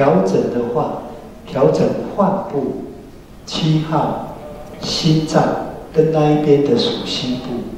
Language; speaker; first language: Chinese; native; Chinese